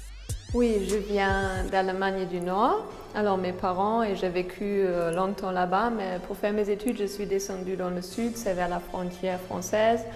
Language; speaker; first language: French; non-native, fluent; German